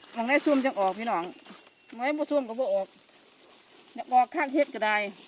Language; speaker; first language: Thai; native; Thai